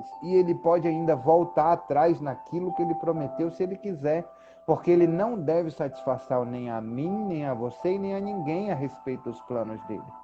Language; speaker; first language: Portuguese; native; Portuguese